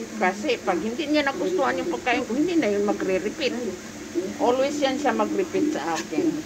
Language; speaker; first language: Filipino; non-native, local second language; Cebuano